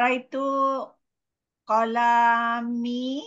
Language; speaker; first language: Arabic; non-native, learner; Malay